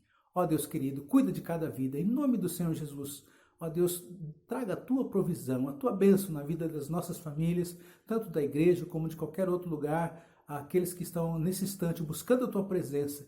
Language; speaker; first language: Portuguese; native; Portuguese